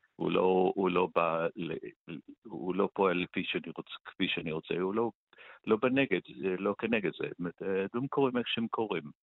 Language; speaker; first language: Hebrew; non-native, fluent; English